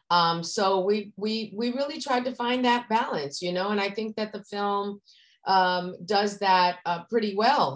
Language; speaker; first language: English; native; English